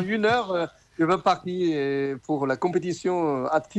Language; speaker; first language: French; non-native, learner; Chinese